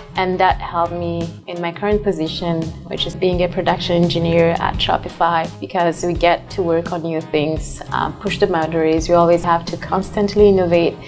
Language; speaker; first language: English; non-native, fluent; Rundi